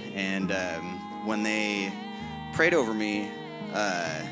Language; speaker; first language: English; native; English